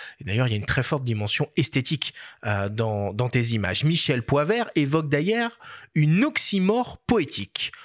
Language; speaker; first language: French; native; French